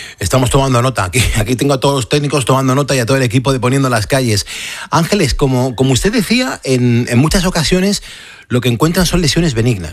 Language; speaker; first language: Spanish; native; Spanish